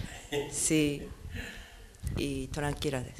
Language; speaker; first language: Spanish; non-native, learner; Japanese